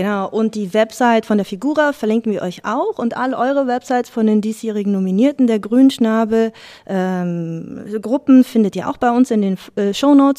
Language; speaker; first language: German; native; German